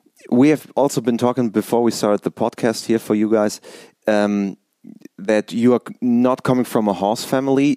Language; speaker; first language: English; non-native, fluent; German